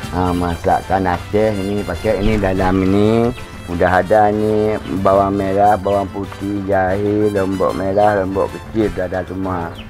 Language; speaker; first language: Malay; non-native, local second language; Achinese